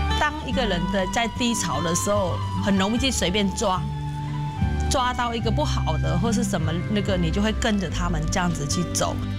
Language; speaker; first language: Chinese; non-native, fluent; Vietnamese